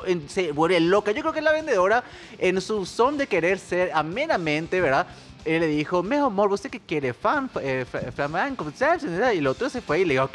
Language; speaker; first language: Spanish; native; Spanish